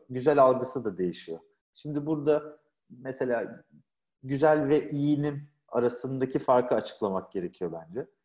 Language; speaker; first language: Turkish; native; Turkish